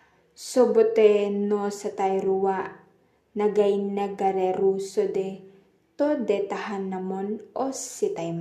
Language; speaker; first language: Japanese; non-native, learner; Filipino